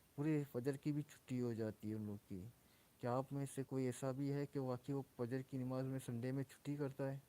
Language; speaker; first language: Urdu; non-native, local second language; Baluchi